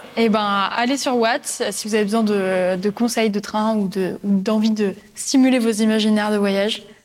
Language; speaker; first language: French; native; French